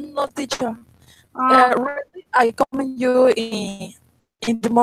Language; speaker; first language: English; non-native, learner; Spanish